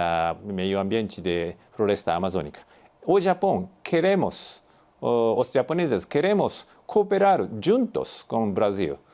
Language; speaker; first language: Portuguese; non-native, fluent; Japanese